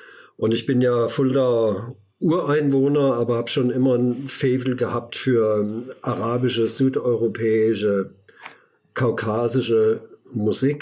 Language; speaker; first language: German; native; German